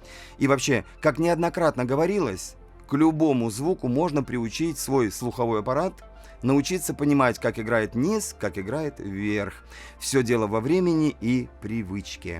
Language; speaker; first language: Russian; native; Russian